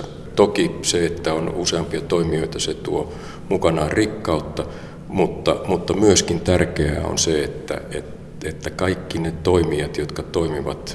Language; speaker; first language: Finnish; native; Finnish